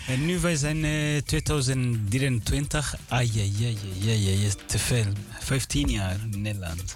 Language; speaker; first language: Dutch; non-native, learner; Swahili